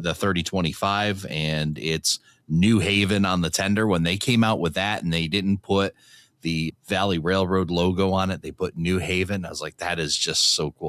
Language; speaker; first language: English; native; English